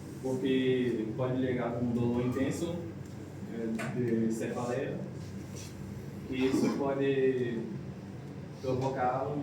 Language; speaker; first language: Portuguese; non-native, learner; Spanish